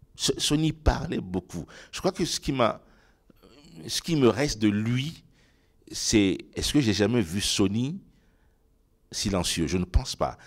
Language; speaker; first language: French; non-native, local second language; Ewe